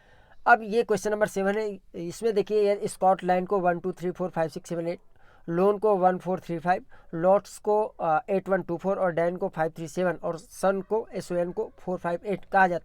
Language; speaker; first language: Hindi; native; Hindi